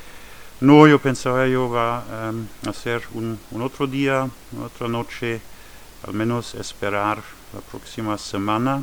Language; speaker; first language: Spanish; non-native, learner; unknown